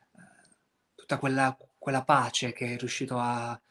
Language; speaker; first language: Italian; native; Italian